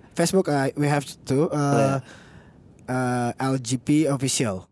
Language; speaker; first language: English; non-native, learner; Indonesian